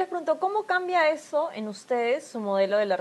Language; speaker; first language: Spanish; native; Spanish